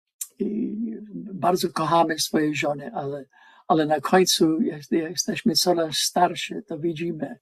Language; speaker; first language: Polish; non-native, learner; English